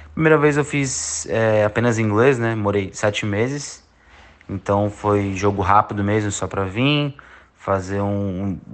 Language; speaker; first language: Portuguese; native; Portuguese